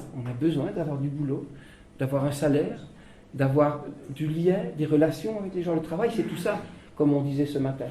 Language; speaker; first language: French; native; French